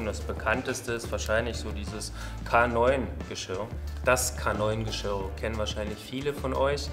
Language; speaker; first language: German; native; German